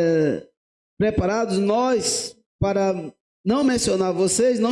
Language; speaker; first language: Portuguese; native; Portuguese